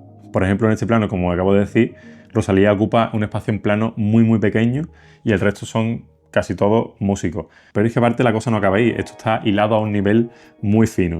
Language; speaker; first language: Spanish; native; Spanish